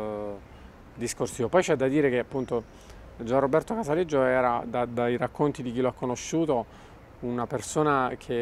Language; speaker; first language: Italian; native; Italian